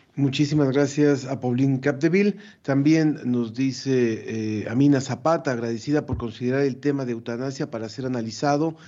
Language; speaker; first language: Spanish; native; Spanish